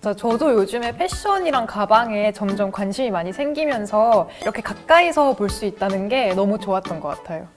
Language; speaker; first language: Korean; non-native, fluent; French